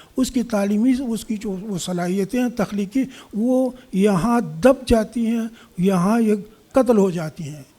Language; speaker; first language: Urdu; non-native, local second language; Pashto